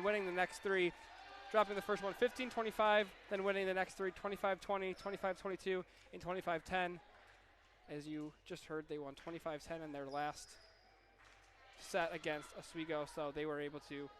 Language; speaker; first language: English; native; English